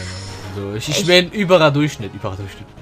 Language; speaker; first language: German; native; German